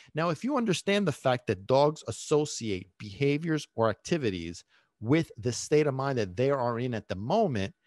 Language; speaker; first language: English; early bilingual, other home language; Italian